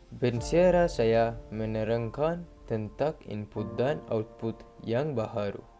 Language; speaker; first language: Malay; non-native, learner; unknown